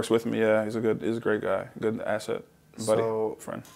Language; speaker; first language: English; native; English